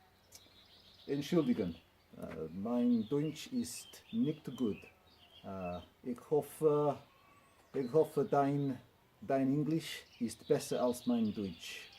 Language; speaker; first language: German; non-native, learner; English